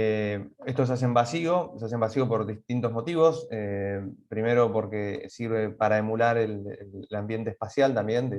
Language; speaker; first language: Spanish; native; Spanish